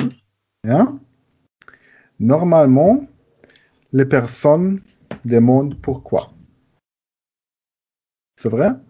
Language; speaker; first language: French; non-native, learner; German